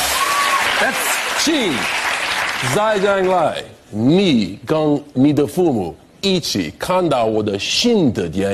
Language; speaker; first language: Chinese; non-native, learner; English